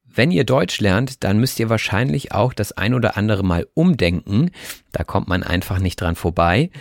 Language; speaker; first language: German; native; German